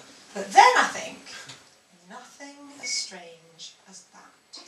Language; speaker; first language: English; native; English